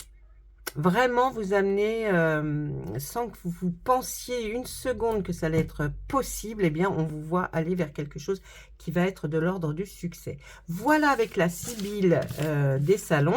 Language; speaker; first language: French; native; French